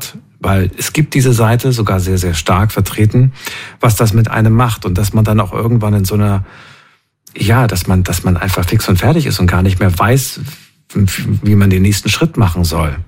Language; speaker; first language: German; native; German